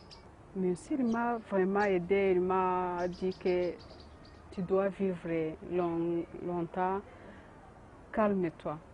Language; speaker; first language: French; non-native, learner; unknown